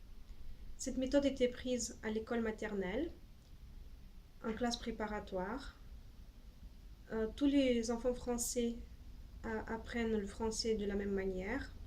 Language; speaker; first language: French; non-native, fluent; Russian